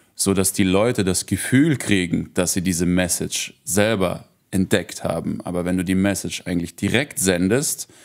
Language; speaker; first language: German; early bilingual, heritage; Russian